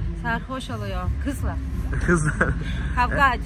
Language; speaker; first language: Turkish; non-native, learner; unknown